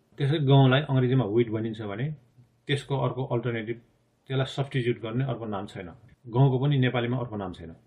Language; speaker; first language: Nepali; non-native, local second language; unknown